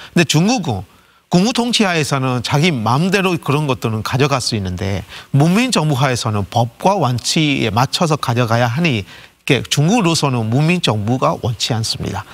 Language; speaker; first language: Korean; non-native, fluent; Burmese